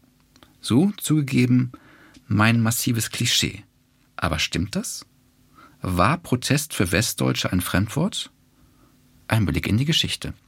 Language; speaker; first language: German; native; German